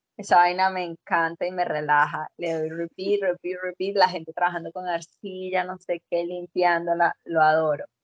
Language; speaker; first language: Spanish; native; Spanish